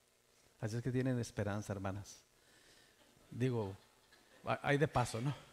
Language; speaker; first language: Spanish; native; Spanish